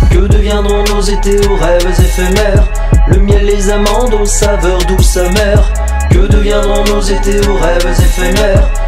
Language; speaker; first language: French; native; French